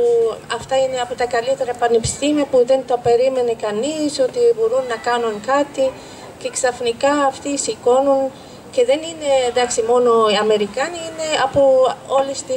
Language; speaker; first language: Greek; non-native, fluent; Arabic